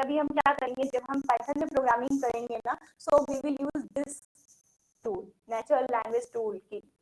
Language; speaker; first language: Hindi; native; Hindi